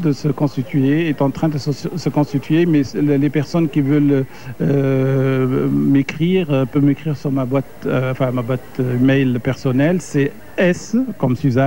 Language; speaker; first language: French; non-native, local second language; Arabic